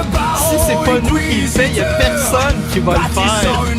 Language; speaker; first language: French; native; French